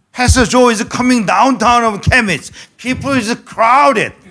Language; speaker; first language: English; non-native, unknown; Korean